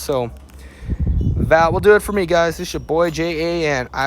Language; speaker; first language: English; native; English